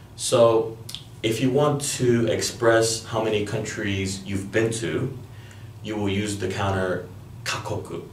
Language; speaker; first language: English; early bilingual, other home language; Spanish